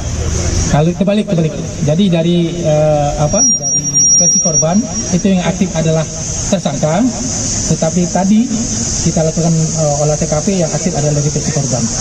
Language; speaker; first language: Indonesian; native; Indonesian